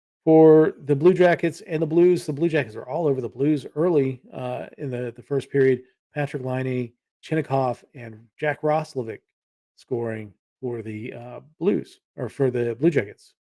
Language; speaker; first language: English; native; English